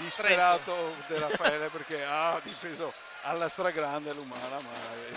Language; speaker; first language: Italian; native; Italian